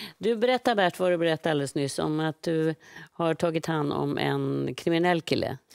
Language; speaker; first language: Swedish; native; Swedish